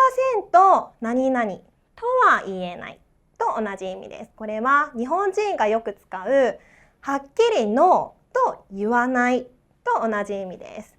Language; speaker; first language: Japanese; non-native, fluent; Chinese